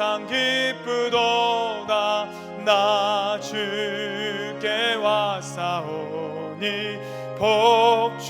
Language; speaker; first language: Korean; native; Korean